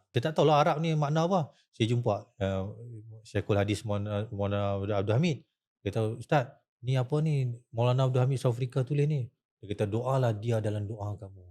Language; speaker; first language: Malay; native; Malay